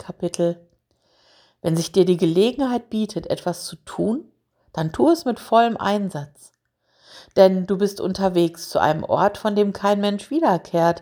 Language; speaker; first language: German; native; German